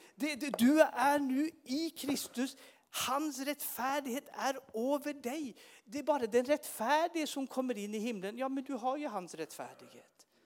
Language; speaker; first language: Swedish; native; Swedish